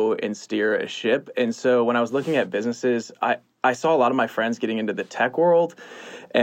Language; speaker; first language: English; native; English